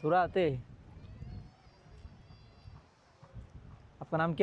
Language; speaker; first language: Hindi; non-native, learner; Bangla